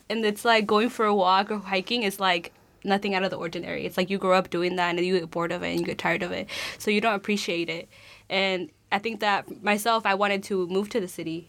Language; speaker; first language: English; early bilingual, other home language; Spanish